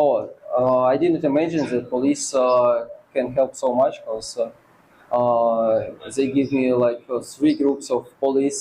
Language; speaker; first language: English; non-native, learner; Russian